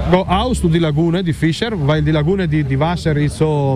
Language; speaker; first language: German; non-native, learner; Italian